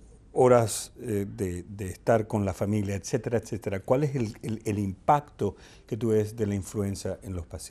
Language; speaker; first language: Spanish; native; Spanish